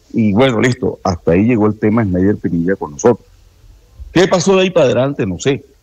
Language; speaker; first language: Spanish; native; Spanish